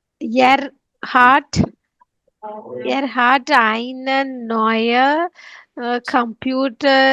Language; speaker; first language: German; non-native, learner; Tamil